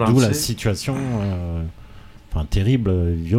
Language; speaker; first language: French; native; French